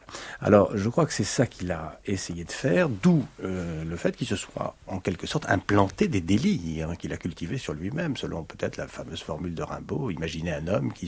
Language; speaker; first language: French; native; French